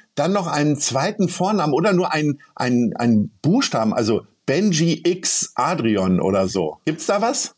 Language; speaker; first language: German; native; German